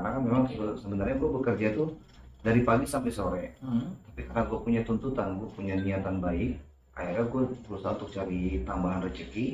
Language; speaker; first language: Indonesian; native; Indonesian